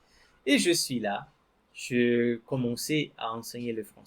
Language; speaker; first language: French; non-native, fluent; Portuguese